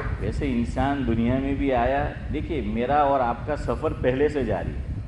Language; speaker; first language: Urdu; non-native, local second language; Gujarati